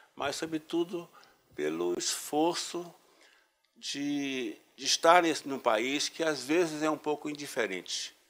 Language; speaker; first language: Portuguese; native; Portuguese